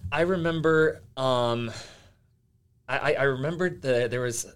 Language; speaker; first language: English; early bilingual, other home language; Finnish